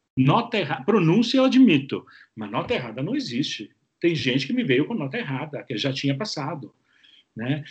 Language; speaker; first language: Portuguese; non-native, fluent; Italian